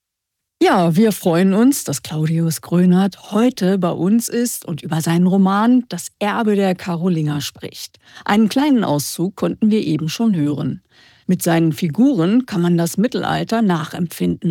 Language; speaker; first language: German; native; German